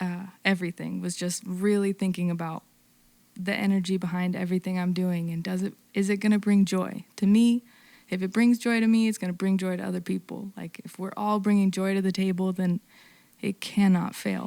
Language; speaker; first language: English; native; English